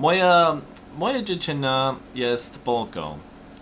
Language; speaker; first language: Polish; non-native, learner; English